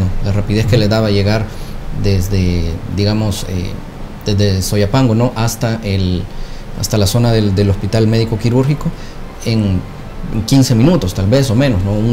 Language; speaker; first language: Spanish; native; Spanish